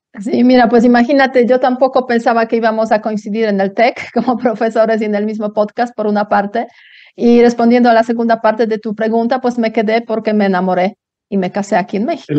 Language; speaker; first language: Spanish; non-native, fluent; Polish